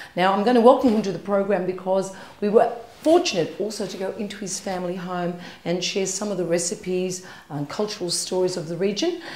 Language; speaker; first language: English; early bilingual, other home language; Italian